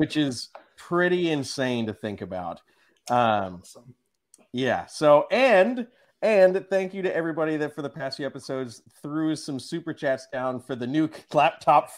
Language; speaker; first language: English; native; English